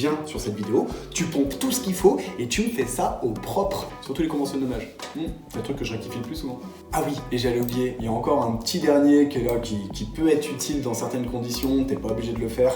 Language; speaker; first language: French; native; French